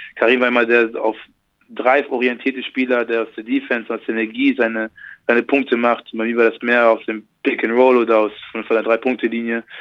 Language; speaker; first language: German; early bilingual, other home language; French